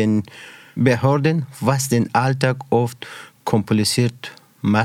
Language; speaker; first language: German; non-native, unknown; Persian